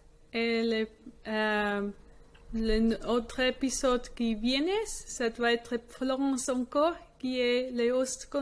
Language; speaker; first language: French; non-native, fluent; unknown